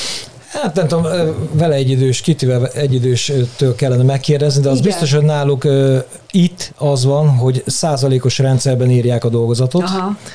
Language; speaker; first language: Hungarian; native; Hungarian